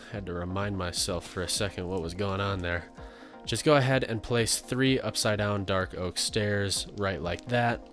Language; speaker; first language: English; native; English